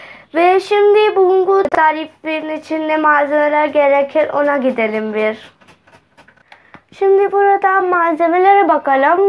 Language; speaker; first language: Turkish; non-native, learner; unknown